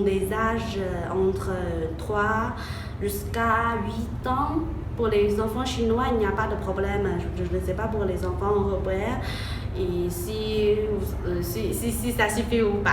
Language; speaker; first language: French; non-native, fluent; Chinese